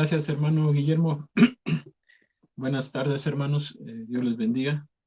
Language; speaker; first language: Spanish; native; Spanish